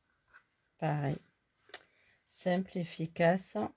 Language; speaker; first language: French; native; French